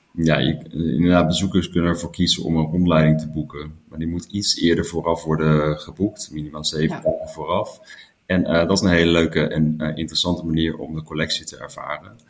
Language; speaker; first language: Dutch; native; Dutch